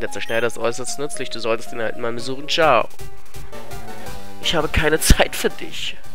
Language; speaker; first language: German; native; German